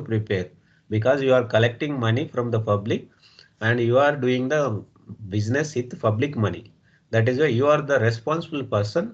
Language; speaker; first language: English; non-native, local second language; Telugu